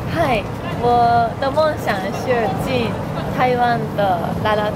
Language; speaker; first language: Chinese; early bilingual, heritage; Japanese